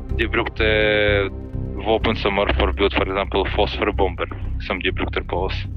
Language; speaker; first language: Norwegian; non-native, fluent; Russian